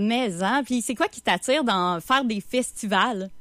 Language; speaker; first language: French; native; French